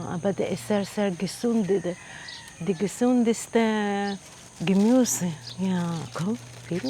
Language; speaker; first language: German; non-native, fluent; Filipino